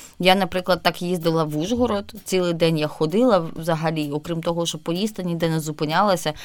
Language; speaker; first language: Ukrainian; native; Ukrainian